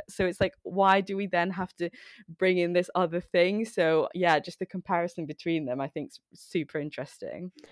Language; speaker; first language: English; early bilingual, other home language; Bangla